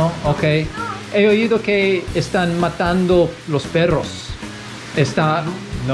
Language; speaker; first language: Spanish; non-native, learner; English